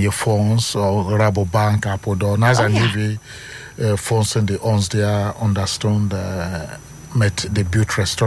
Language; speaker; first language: Dutch; non-native, learner; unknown